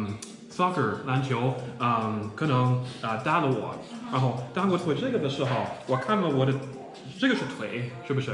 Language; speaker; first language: Chinese; non-native, learner; English